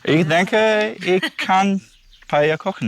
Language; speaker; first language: German; non-native, learner; Italian